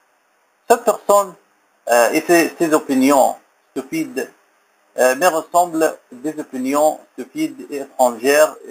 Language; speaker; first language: French; non-native, learner; Arabic